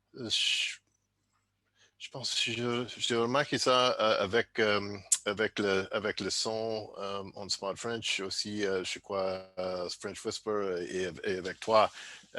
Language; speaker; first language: French; non-native, fluent; English